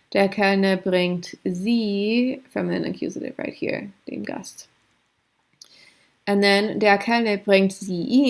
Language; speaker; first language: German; non-native, fluent; English